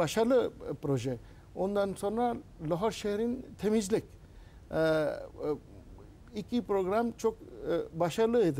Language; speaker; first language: Turkish; non-native, learner; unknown